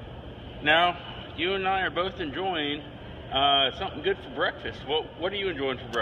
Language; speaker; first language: English; native; English